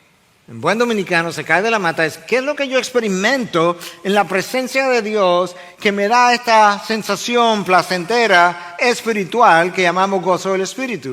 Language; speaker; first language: Spanish; native; Spanish